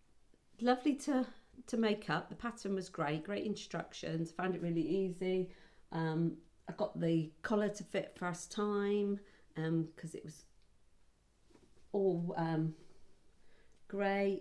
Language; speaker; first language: English; native; English